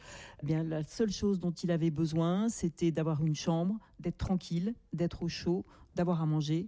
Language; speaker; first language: French; native; French